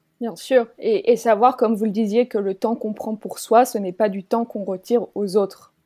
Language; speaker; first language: French; native; French